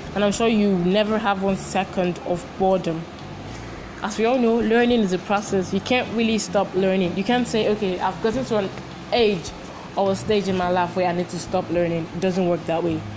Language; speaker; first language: English; non-native, local second language; Igbo